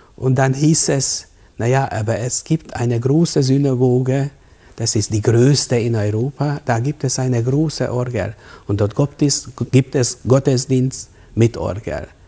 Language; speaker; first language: German; non-native, fluent; Hungarian